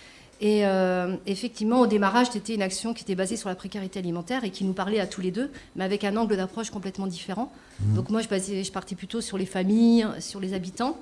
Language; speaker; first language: French; native; French